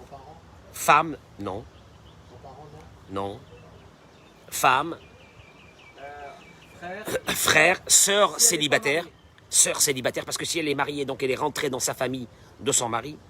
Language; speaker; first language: French; native; French